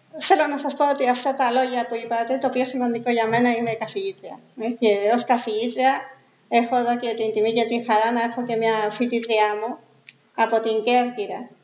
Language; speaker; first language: Greek; non-native, fluent; Spanish